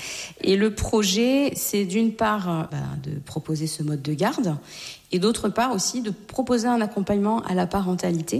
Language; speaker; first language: French; native; French